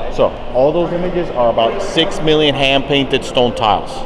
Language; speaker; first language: English; non-native, local second language; Spanish